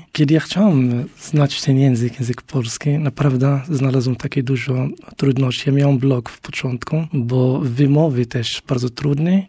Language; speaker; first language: Polish; non-native, learner; Arabic